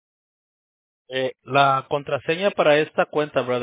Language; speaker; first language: Spanish; early bilingual, heritage; Spanish